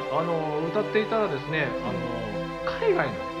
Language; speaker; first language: Japanese; native; Japanese